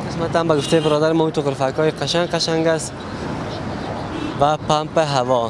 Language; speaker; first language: Persian; native; Persian